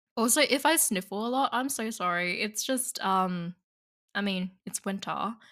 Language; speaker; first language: English; non-native, local second language; Vietnamese